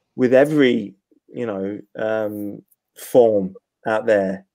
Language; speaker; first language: English; native; English